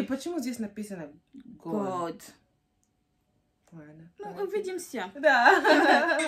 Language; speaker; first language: Russian; non-native, learner; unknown